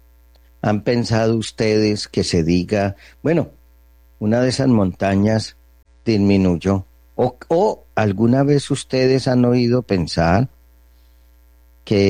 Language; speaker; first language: Spanish; native; Spanish